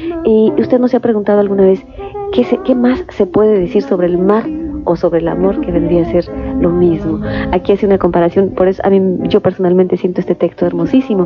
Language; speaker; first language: Spanish; native; Spanish